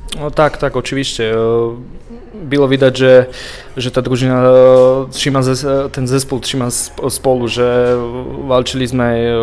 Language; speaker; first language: Polish; non-native, learner; Slovak